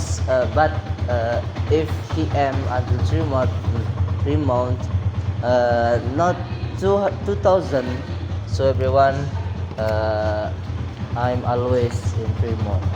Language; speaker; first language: English; non-native, learner; Indonesian